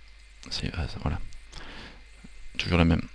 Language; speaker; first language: French; native; French